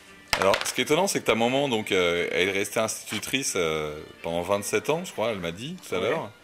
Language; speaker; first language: French; native; French